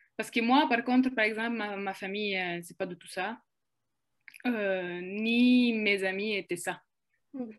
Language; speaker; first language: French; non-native, fluent; Italian